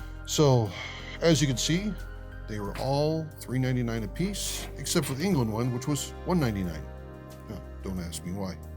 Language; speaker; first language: English; native; English